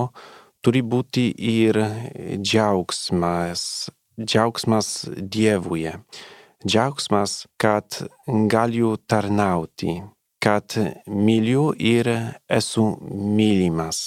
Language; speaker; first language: Lithuanian; non-native, learner; Polish